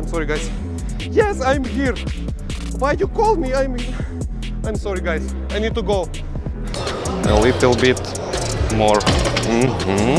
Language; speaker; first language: English; non-native, learner; Russian